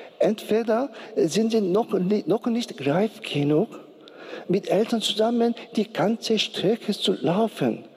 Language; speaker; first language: German; non-native, learner; Korean